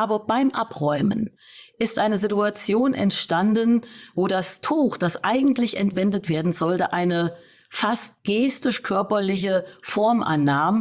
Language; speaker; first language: German; native; German